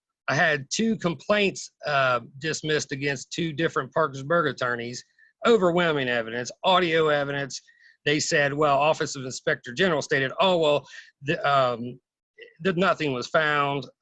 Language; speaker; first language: English; native; English